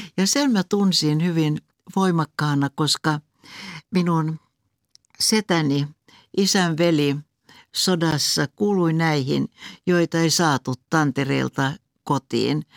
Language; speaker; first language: Finnish; non-native, local second language; Swedish